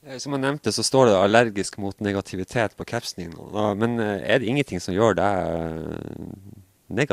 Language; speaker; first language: Norwegian; native; Norwegian